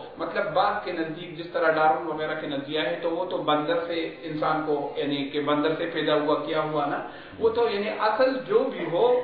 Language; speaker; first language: Urdu; non-native, local second language; Pashto